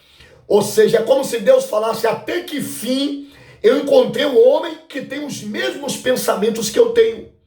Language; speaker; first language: Portuguese; native; Portuguese